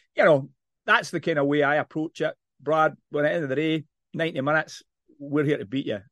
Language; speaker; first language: English; native; English